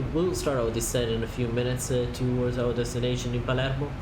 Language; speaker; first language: English; non-native, fluent; Italian